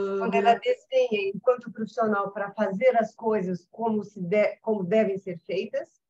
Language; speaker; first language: French; non-native, fluent; Portuguese